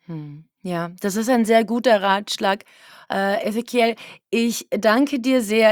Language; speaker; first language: German; native; German